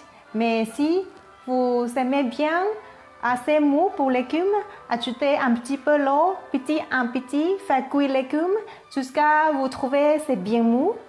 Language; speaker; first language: French; non-native, fluent; Thai